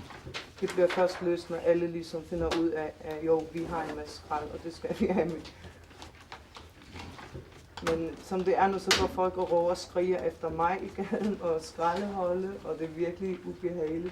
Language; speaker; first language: Danish; native; Danish